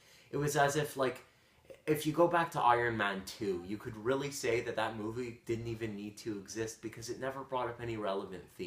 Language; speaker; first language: English; native; English